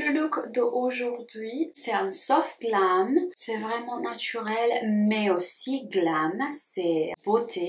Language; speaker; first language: French; non-native, fluent; Spanish